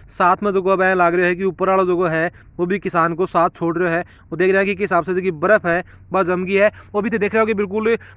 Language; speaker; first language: Hindi; native; Hindi